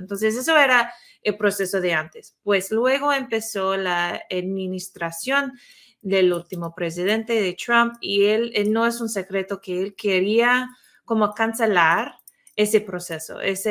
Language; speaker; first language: Spanish; non-native, fluent; English